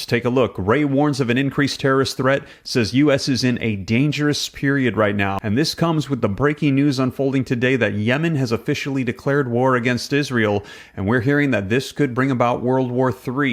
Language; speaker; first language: English; native; English